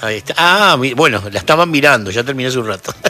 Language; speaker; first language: Spanish; native; Spanish